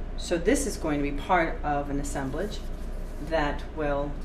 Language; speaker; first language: English; native; English